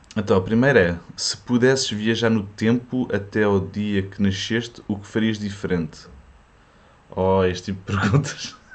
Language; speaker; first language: Portuguese; early bilingual, other home language; French